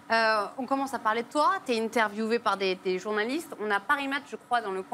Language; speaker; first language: French; native; French